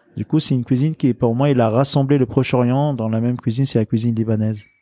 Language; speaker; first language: French; non-native, local second language; Arabic